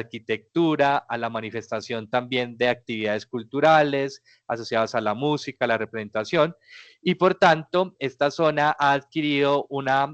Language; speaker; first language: Spanish; native; Spanish